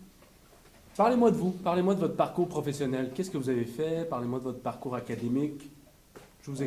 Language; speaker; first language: French; native; French